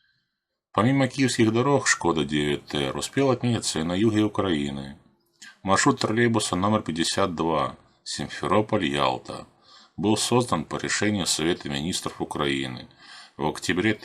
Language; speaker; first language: Russian; native; Russian